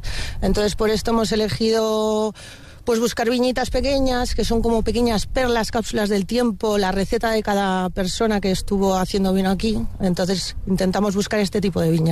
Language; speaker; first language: Spanish; native; Spanish